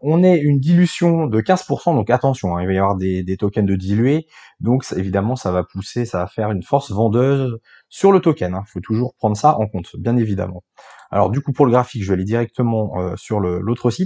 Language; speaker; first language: French; native; French